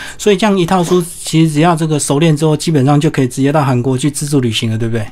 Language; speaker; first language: Chinese; native; Chinese